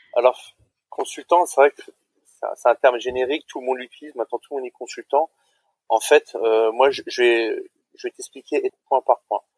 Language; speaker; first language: French; native; French